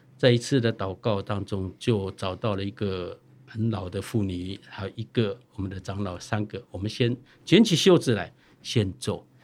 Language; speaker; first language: Chinese; non-native, local second language; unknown